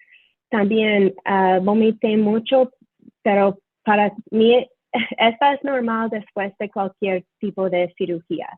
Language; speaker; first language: Spanish; non-native, fluent; English